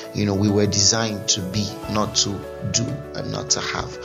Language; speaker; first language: English; non-native, local second language; Igbo